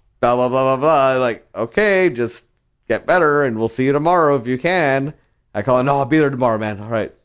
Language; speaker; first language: English; early bilingual, other home language; Spanish